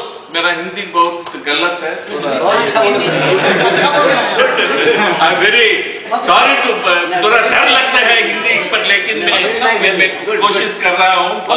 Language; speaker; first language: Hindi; non-native, local second language; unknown